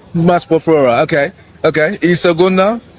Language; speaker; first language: Portuguese; non-native, learner; Spanish